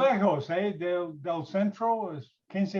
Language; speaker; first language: Spanish; non-native, learner; English